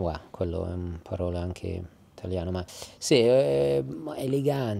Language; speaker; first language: Italian; early bilingual, heritage; English